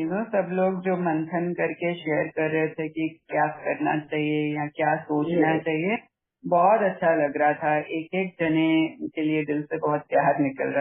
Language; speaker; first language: Hindi; native; Hindi